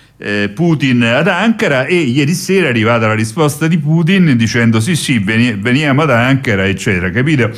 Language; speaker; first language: Italian; native; Italian